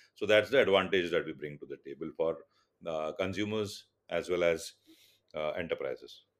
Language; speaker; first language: English; non-native, local second language; Tulu